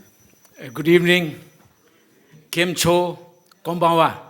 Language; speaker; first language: English; non-native, local second language; Gujarati